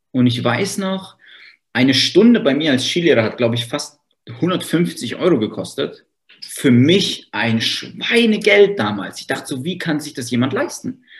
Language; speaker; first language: German; native; German